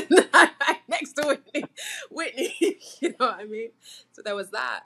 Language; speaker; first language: English; native; English